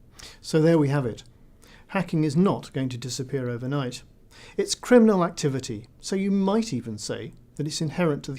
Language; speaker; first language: English; native; English